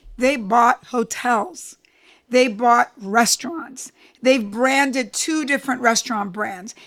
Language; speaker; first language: English; early bilingual, other home language; Spanish